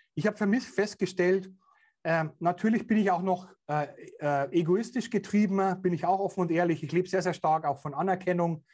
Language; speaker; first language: German; native; German